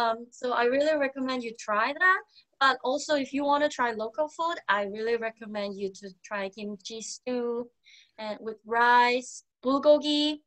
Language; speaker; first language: English; non-native, fluent; Korean